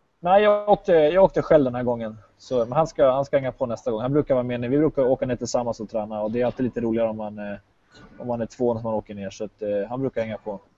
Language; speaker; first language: Swedish; native; Swedish